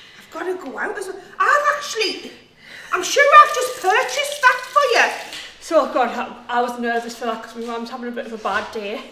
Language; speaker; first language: English; native; English